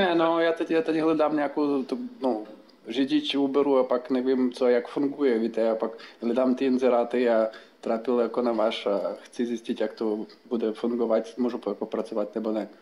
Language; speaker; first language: Czech; non-native, learner; Ukrainian